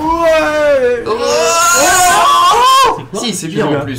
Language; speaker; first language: French; native; French